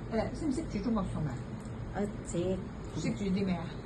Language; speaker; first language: Cantonese; native; Cantonese